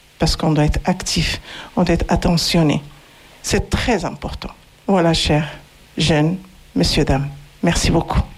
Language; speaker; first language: French; non-native, local second language; Arabic